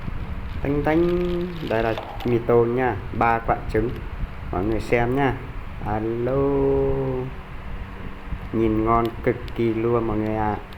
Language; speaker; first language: Vietnamese; non-native, local second language; Hmong